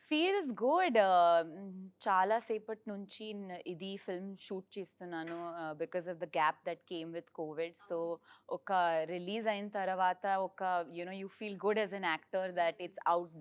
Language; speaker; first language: Telugu; non-native, learner; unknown